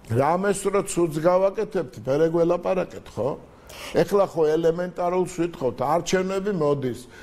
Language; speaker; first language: Georgian; native; Georgian